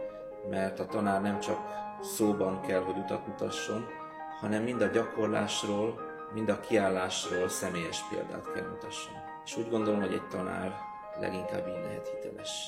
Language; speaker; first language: Hungarian; native; Hungarian